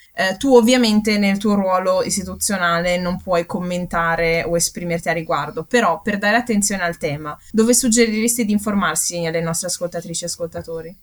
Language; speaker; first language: Italian; native; Italian